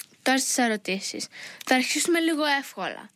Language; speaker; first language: Greek; early bilingual, heritage; Greek